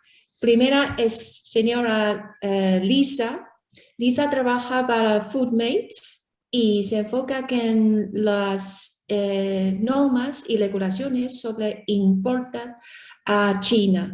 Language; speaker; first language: Spanish; non-native, learner; Chinese